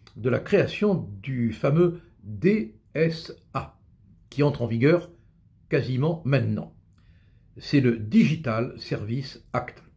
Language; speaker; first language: French; native; French